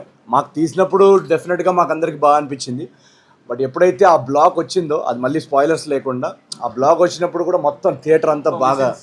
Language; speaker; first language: Telugu; native; Telugu